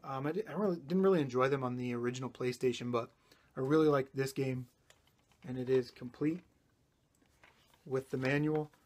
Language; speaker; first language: English; native; English